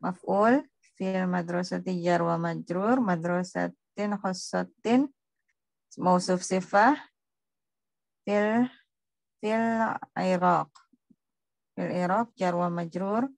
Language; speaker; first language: Arabic; non-native, learner; Indonesian